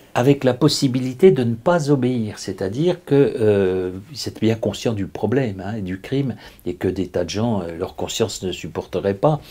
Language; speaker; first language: French; native; French